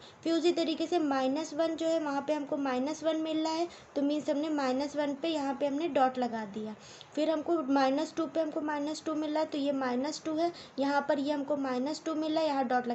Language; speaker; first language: Hindi; native; Hindi